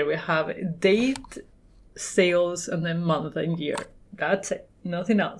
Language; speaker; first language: English; non-native, fluent; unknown